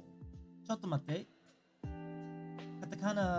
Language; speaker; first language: Japanese; non-native, learner; English